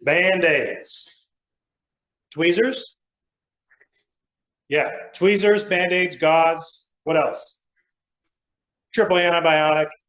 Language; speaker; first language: English; native; English